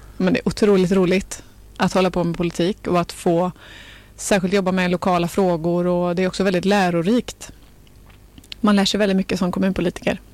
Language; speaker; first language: Swedish; native; Swedish